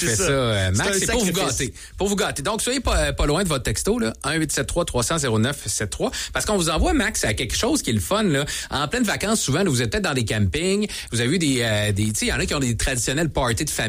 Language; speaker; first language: French; native; French